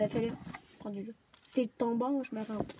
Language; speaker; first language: French; native; French